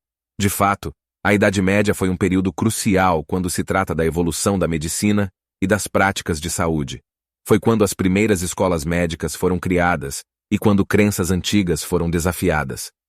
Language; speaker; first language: Portuguese; native; Portuguese